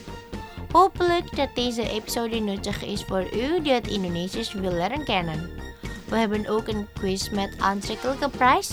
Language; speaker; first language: Dutch; non-native, learner; Indonesian